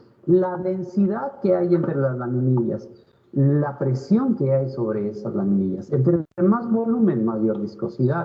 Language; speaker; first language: Spanish; native; Spanish